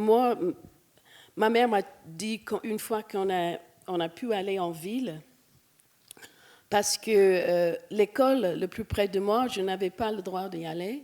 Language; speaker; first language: French; non-native, fluent; English